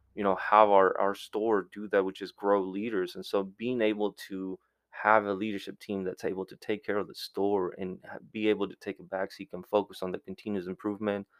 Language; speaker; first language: English; early bilingual, other home language; Spanish